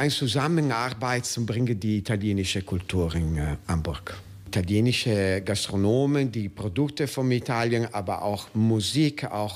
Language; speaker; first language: German; non-native, learner; Italian